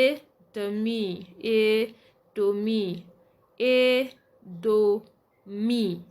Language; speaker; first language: French; non-native, fluent; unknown